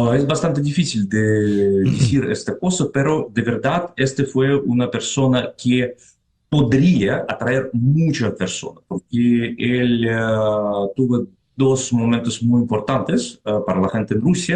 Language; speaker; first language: Spanish; non-native, fluent; Russian